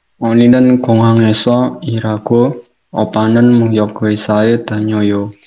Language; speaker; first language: Korean; non-native, learner; Indonesian